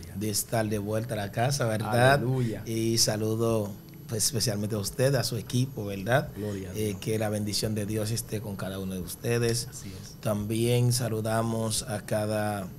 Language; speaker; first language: Spanish; early bilingual, other home language; Haitian Creole